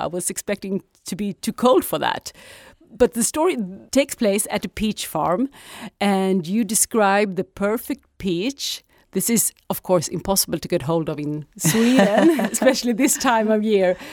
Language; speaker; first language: English; non-native, fluent; Swedish